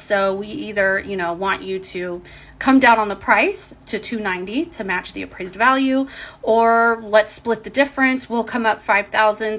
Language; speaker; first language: English; native; English